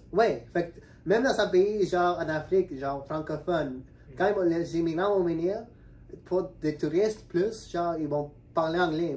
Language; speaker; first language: French; non-native, fluent; Spanish